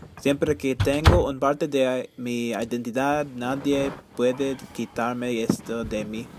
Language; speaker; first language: Spanish; early bilingual, heritage; Spanish